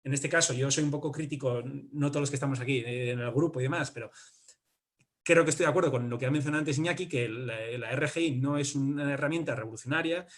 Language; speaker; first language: Spanish; native; Spanish